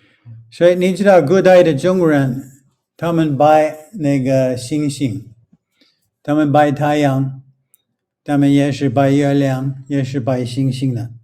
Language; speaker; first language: Chinese; non-native, fluent; English